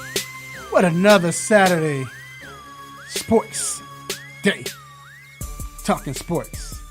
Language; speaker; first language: English; native; English